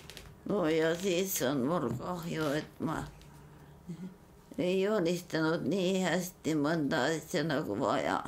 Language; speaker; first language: Estonian; non-native, local second language; Yiddish